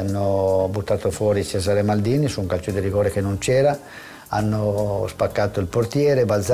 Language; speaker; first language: Italian; native; Italian